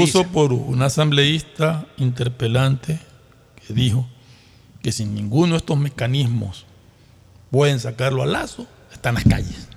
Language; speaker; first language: Spanish; native; Spanish